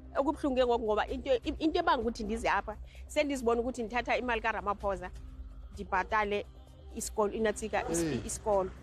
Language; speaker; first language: Zulu; non-native, local second language; Xhosa